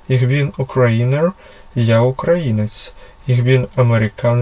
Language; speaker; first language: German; non-native, fluent; Ukrainian